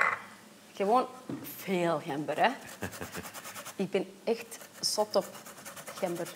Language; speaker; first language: Dutch; non-native, fluent; Icelandic